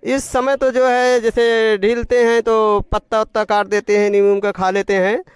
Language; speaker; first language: Hindi; native; Hindi